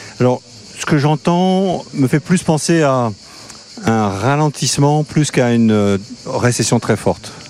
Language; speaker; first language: French; native; French